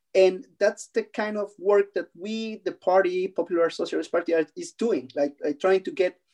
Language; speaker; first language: English; non-native, fluent; Spanish